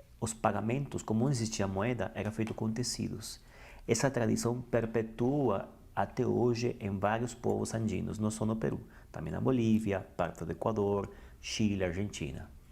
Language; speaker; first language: Portuguese; non-native, fluent; Spanish